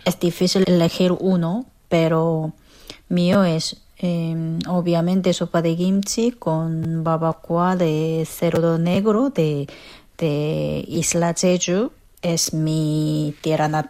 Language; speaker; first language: Spanish; non-native, fluent; Korean